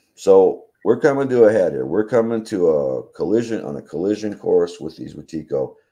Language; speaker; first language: English; native; English